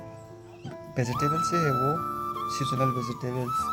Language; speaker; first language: Hindi; non-native, local second language; Kok Borok